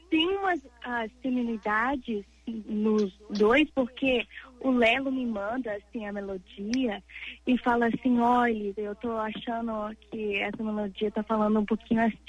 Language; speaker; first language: Portuguese; early bilingual, heritage; English